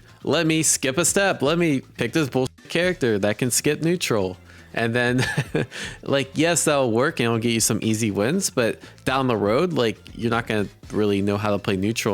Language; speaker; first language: English; native; English